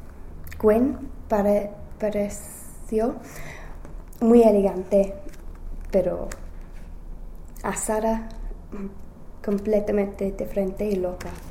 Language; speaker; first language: Spanish; non-native, learner; English